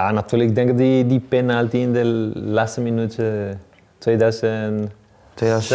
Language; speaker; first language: Dutch; non-native, learner; Spanish